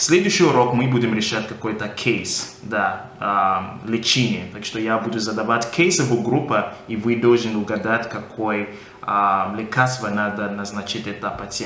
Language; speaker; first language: Russian; non-native, fluent; English